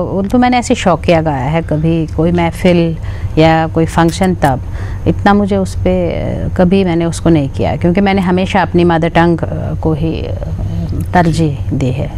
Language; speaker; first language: Hindi; non-native, local second language; Kashmiri